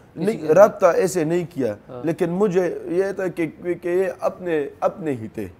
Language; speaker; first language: Urdu; non-native, local second language; Pashto